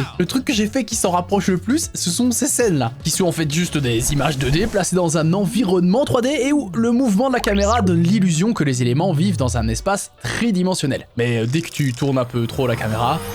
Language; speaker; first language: French; native; French